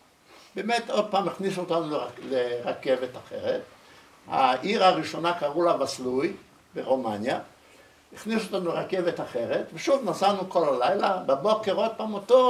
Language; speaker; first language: Hebrew; early bilingual, other home language; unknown